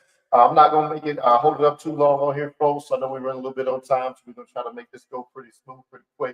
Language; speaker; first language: English; native; English